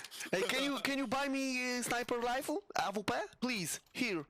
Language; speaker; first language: English; non-native, learner; Polish